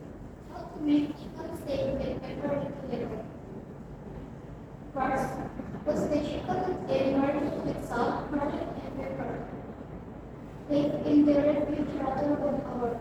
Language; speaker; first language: English; non-native, learner; Indonesian